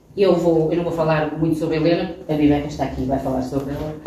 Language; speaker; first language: Portuguese; native; Portuguese